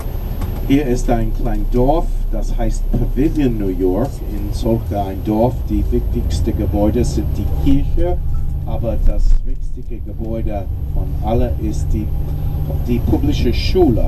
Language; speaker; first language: German; non-native, learner; English